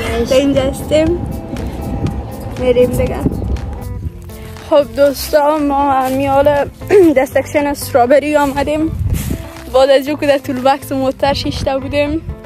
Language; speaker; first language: Persian; early bilingual, heritage; Persian